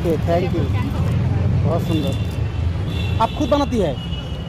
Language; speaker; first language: Hindi; non-native, local second language; Bangla